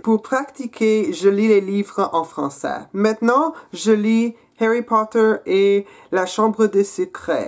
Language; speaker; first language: French; non-native, local second language; English